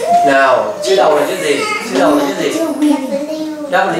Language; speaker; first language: Vietnamese; native; Vietnamese